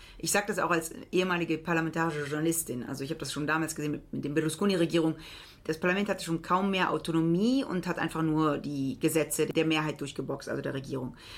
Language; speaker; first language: German; early bilingual, heritage; Italian